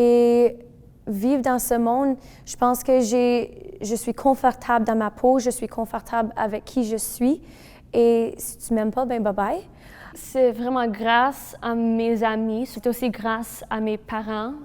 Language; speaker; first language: French; non-native, local second language; English